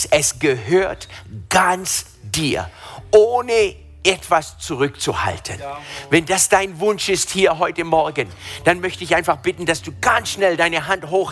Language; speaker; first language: German; non-native, fluent; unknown